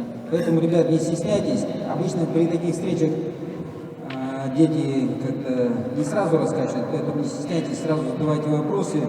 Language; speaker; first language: Russian; native; Russian